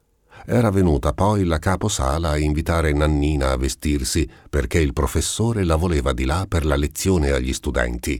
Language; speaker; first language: Italian; native; Italian